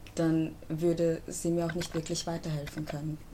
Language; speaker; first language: German; native; German